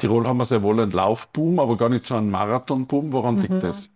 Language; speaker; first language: German; native; German